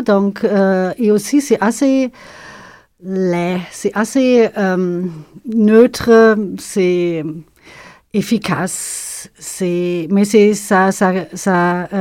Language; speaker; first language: French; non-native, fluent; German